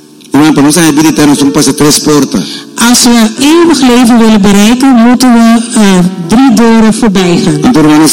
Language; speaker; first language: Dutch; non-native, fluent; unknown